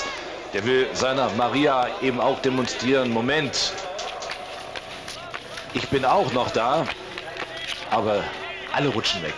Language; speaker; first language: German; native; German